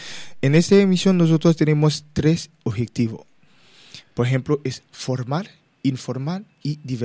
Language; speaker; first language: Spanish; non-native, learner; Haitian Creole